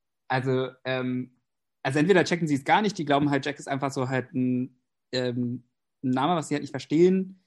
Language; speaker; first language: German; non-native, fluent; English